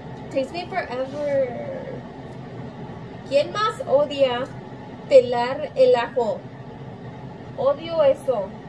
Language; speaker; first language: Spanish; early bilingual, heritage; Spanish